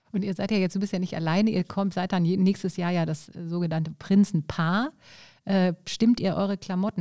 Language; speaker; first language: German; native; German